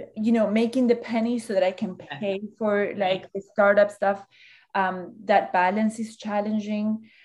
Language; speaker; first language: English; early bilingual, other home language; Spanish